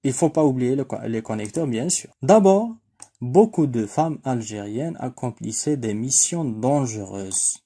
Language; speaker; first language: French; non-native, local second language; Arabic